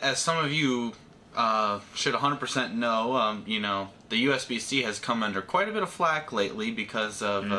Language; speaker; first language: English; native; English